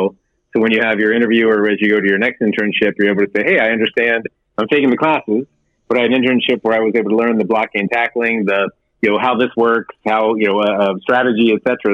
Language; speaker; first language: English; native; English